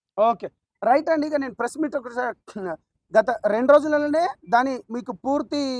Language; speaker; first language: Telugu; non-native, local second language; Lambadi